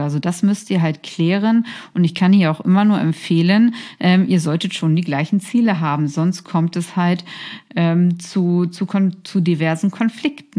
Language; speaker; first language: German; native; German